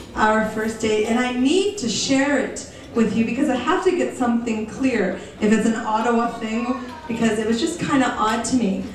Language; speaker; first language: English; early bilingual, other home language; Greek